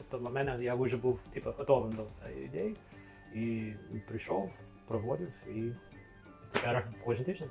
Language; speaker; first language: Ukrainian; non-native, fluent; English